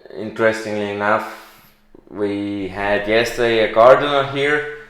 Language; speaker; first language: English; non-native, fluent; German